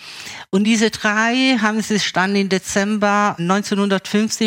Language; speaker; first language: German; early bilingual, other home language; Italian